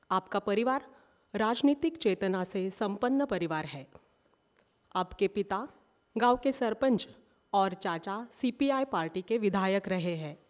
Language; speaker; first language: Hindi; non-native, local second language; Marathi